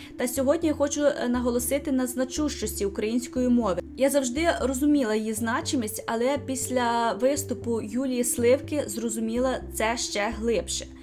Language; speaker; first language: Ukrainian; native; Ukrainian